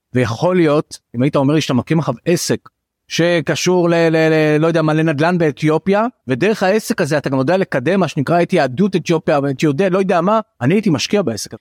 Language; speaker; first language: Hebrew; native; Hebrew